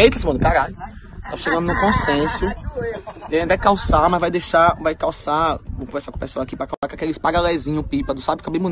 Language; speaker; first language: Portuguese; native; Portuguese